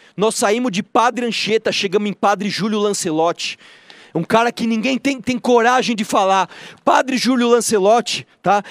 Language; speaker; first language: Portuguese; native; Portuguese